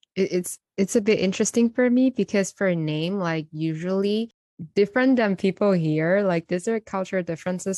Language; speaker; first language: English; non-native, fluent; Chinese